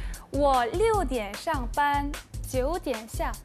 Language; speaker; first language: Chinese; non-native, learner; Korean